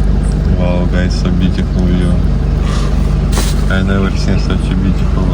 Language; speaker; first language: English; non-native, learner; Russian